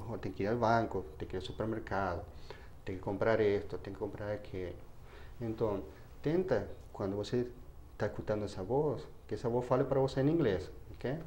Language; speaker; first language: Portuguese; non-native, fluent; Spanish